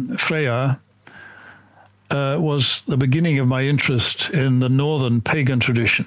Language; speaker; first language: English; native; English